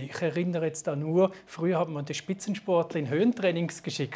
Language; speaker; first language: German; native; German